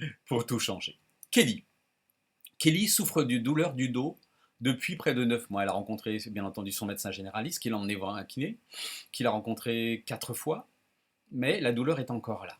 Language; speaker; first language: French; native; French